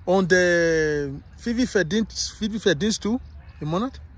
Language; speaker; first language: German; non-native, learner; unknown